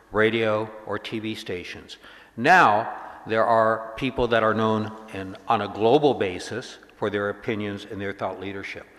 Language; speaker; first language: English; native; English